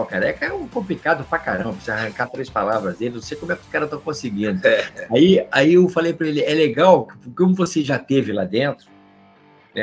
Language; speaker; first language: Portuguese; native; Portuguese